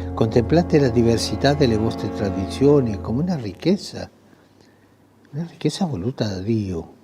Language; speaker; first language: Italian; non-native, fluent; Spanish